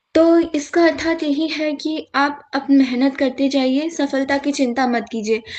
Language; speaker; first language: Hindi; non-native, local second language; Assamese